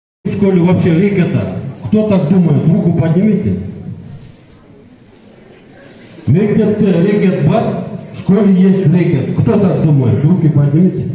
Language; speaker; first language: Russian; non-native, local second language; Kyrgyz